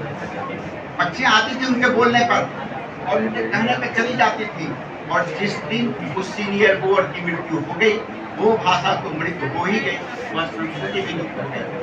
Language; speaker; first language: Hindi; native; Hindi